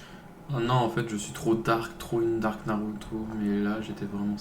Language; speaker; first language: French; native; French